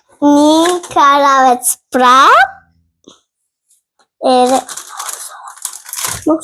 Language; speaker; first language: Albanian; early bilingual, heritage; Albanian